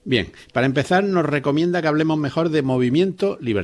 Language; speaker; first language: Spanish; native; Spanish